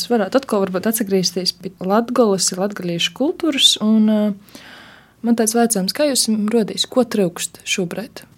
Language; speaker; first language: Latvian; native; Latvian